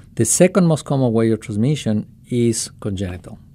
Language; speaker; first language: English; non-native, fluent; Spanish